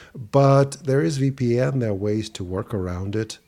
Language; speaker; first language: English; non-native, fluent; Russian